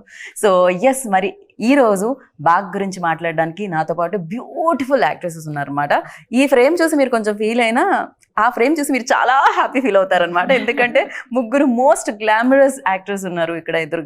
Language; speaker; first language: Telugu; native; Telugu